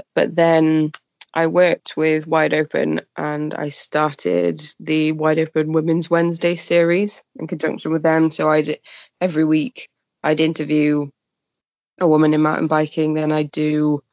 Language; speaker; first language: English; native; English